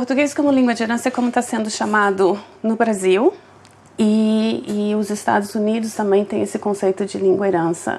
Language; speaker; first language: Portuguese; non-native, fluent; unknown